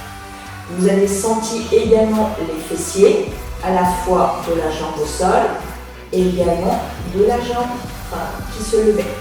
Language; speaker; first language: French; native; French